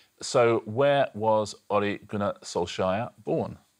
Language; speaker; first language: English; native; English